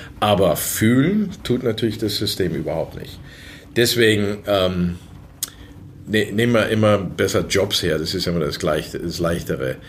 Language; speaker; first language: German; early bilingual, other home language; English